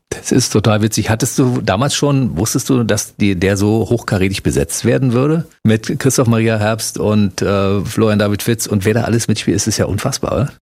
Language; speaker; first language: German; native; German